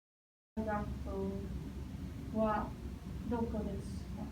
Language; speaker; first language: Japanese; non-native, learner; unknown